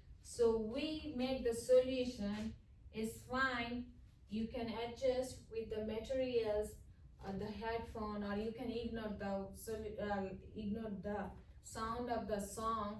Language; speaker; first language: English; non-native, fluent; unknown